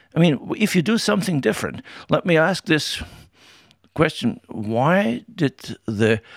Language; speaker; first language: English; non-native, fluent; German